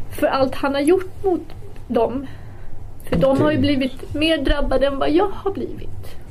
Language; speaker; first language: Swedish; early bilingual, other home language; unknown